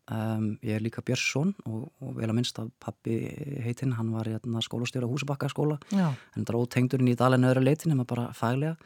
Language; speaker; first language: Icelandic; native; Icelandic